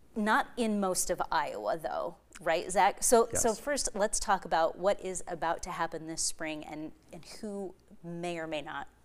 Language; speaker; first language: English; native; English